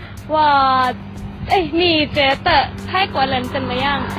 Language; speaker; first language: Chinese; non-native, learner; Thai